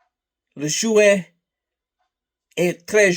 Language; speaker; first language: French; non-native, learner; English